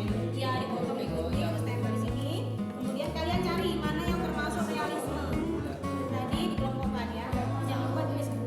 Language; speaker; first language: Indonesian; native; Indonesian